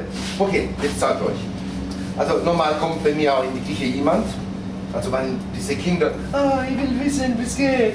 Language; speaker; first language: German; non-native, fluent; Italian